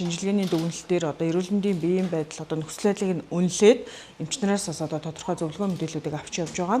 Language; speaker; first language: Mongolian; native; Mongolian